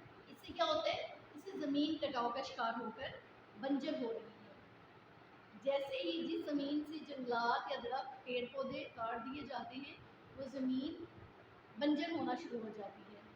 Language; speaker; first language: Urdu; native; Urdu